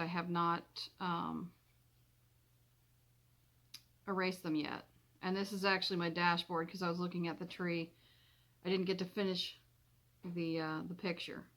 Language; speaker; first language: English; native; English